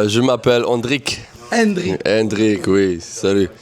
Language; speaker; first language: French; non-native, learner; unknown